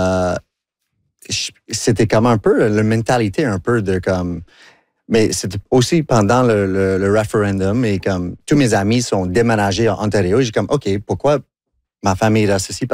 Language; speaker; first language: French; non-native, local second language; English